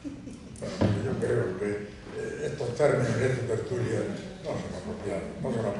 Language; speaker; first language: Spanish; native; Spanish